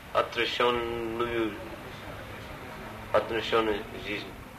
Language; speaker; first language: Russian; non-native, learner; English